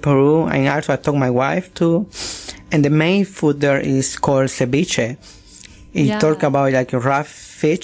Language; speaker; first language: English; non-native, learner; Spanish